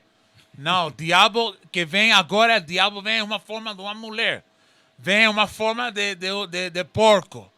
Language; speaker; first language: Portuguese; non-native, learner; Spanish